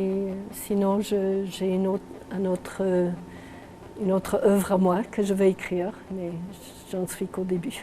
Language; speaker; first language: French; non-native, local second language; English